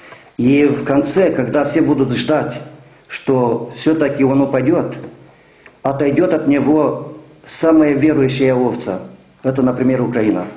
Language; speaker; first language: Russian; non-native, local second language; Romanian